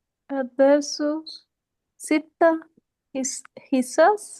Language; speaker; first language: Arabic; non-native, learner; Urdu